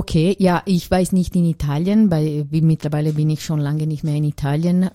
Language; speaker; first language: German; non-native, learner; Italian